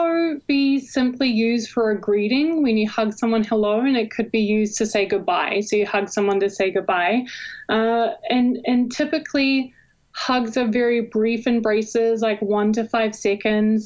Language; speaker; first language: English; native; English